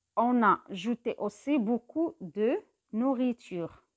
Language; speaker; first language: French; non-native, local second language; Arabic